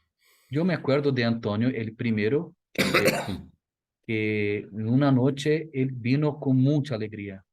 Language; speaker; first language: Spanish; non-native, fluent; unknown